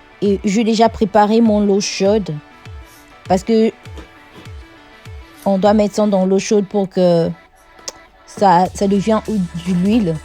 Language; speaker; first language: French; non-native, fluent; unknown